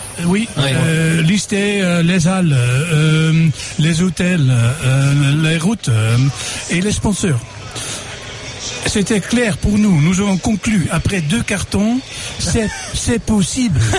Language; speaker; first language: French; non-native, fluent; Dutch